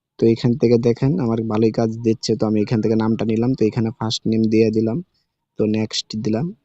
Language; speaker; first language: Bangla; native; Bangla